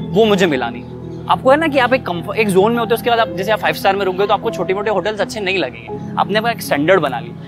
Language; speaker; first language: Hindi; native; Hindi